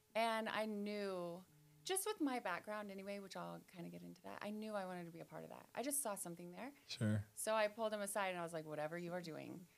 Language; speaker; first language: English; native; English